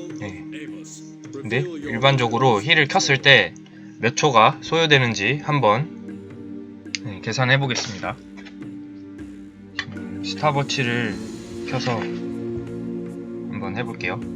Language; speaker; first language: Korean; native; Korean